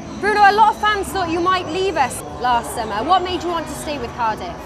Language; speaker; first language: English; native; English